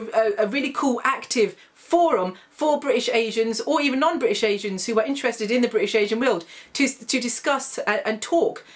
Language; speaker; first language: English; native; English